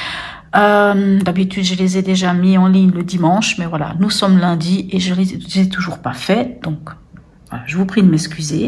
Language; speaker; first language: French; native; French